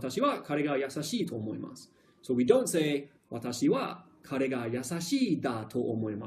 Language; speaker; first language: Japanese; non-native, fluent; English